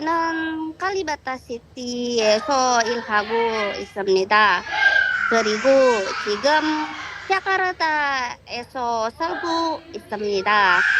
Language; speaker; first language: Korean; non-native, learner; Indonesian